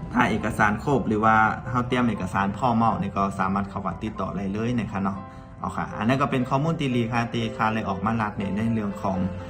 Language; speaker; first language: Thai; non-native, local second language; Shan